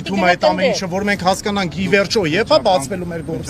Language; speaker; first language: Armenian; native; Armenian